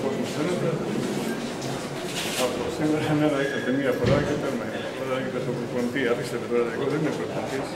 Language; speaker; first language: Greek; non-native, fluent; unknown